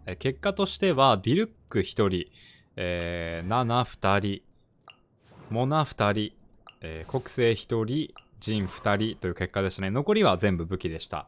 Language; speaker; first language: Japanese; native; Japanese